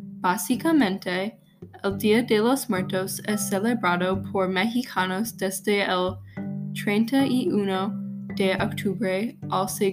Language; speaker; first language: Spanish; non-native, learner; English